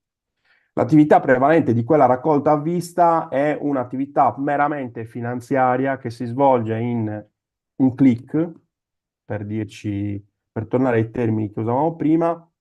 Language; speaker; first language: Italian; native; Italian